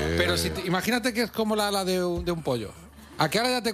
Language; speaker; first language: Spanish; native; Spanish